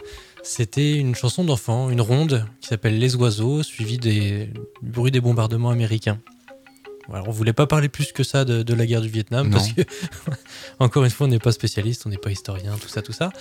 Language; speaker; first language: French; native; French